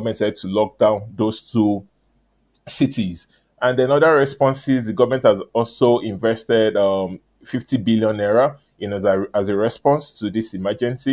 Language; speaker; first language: English; non-native, local second language; Yoruba